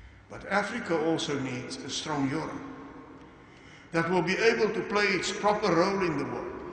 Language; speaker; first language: English; non-native, local second language; Afrikaans